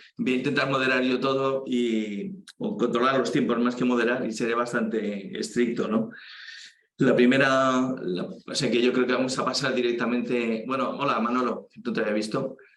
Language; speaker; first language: Spanish; native; Spanish